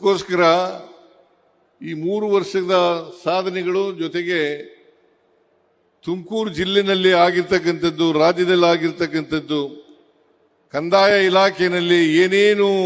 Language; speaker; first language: Kannada; native; Kannada